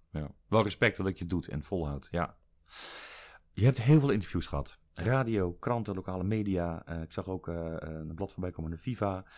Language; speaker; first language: Dutch; native; Dutch